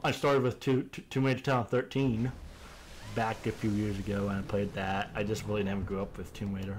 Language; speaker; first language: English; native; English